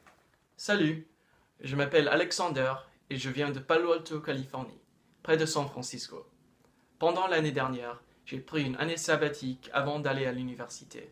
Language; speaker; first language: French; non-native, fluent; English